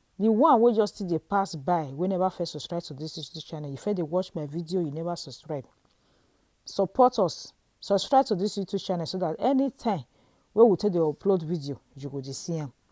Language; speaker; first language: Nigerian Pidgin; native; Nigerian Pidgin